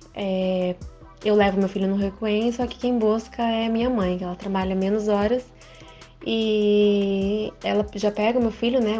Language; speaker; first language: Portuguese; early bilingual, other home language; Japanese